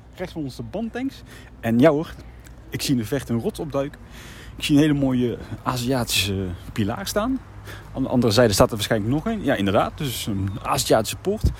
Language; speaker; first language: Dutch; native; Dutch